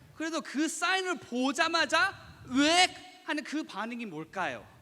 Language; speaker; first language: Korean; early bilingual, other home language; English